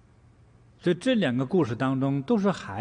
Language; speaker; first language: Chinese; native; Chinese